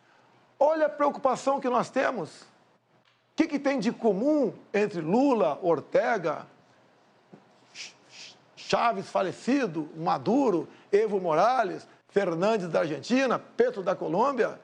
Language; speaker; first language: Portuguese; native; Portuguese